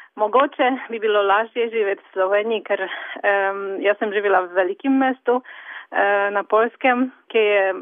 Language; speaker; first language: Slovenian; non-native, fluent; Polish